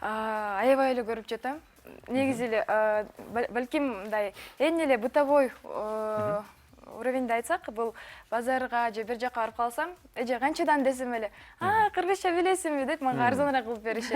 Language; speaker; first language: Kyrgyz; non-native, local second language; Uyghur